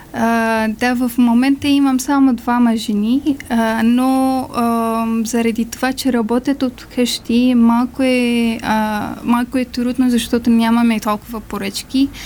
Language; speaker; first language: Bulgarian; non-native, fluent; Persian